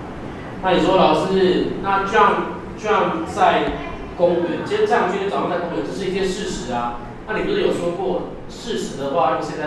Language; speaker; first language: Chinese; native; Chinese